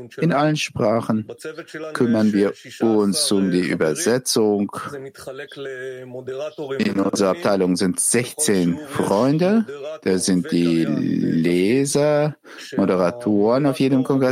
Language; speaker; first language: German; non-native, fluent; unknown